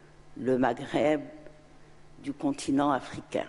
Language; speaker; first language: French; non-native, local second language; Arabic